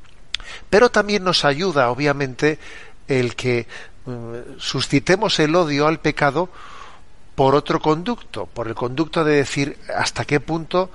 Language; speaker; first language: Spanish; native; Spanish